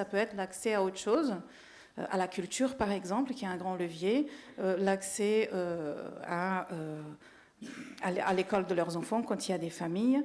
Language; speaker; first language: French; native; French